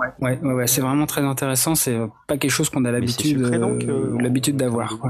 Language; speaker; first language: French; native; French